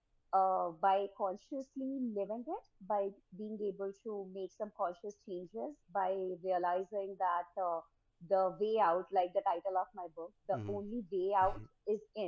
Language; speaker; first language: English; non-native, local second language; Hindi